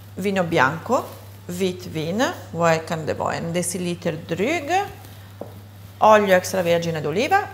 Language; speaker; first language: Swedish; non-native, fluent; Italian